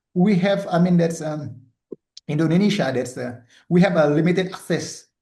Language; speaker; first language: English; non-native, learner; Indonesian